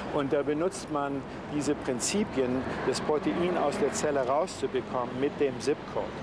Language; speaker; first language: German; native; German